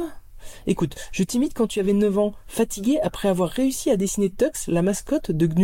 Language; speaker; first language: French; native; French